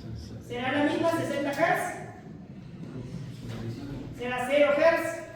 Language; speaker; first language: Spanish; native; Spanish